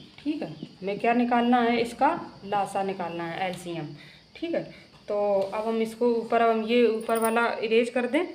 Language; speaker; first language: Hindi; native; Hindi